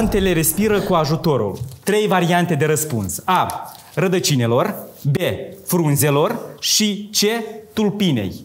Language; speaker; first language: Romanian; native; Romanian